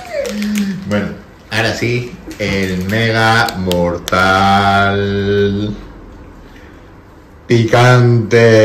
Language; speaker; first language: Spanish; native; Spanish